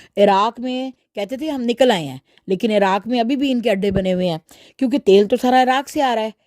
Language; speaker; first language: Urdu; early bilingual, heritage; Urdu